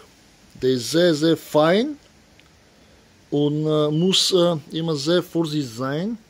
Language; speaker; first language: German; non-native, learner; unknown